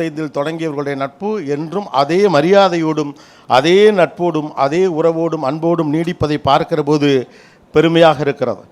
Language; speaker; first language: Tamil; native; Tamil